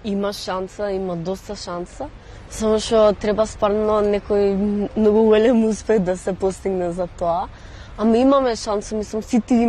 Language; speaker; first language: Macedonian; non-native, local second language; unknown